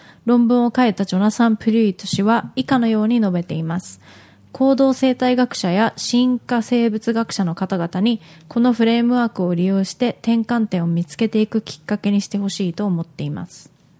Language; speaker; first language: Japanese; early bilingual, heritage; Japanese